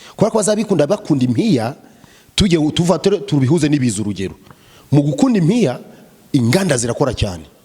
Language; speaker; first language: Kinyarwanda; native; Kinyarwanda